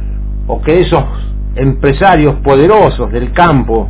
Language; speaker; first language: Spanish; native; Spanish